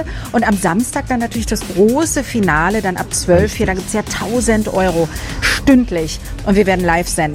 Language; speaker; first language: German; native; German